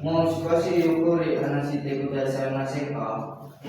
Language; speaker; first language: Japanese; non-native, learner; Indonesian